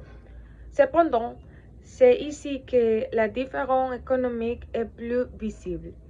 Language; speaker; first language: French; non-native, learner; Spanish